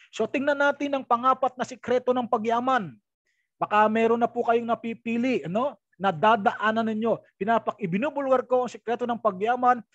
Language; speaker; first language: Filipino; native; Filipino